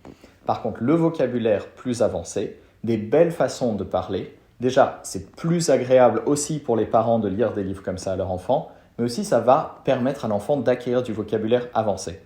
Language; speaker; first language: French; native; French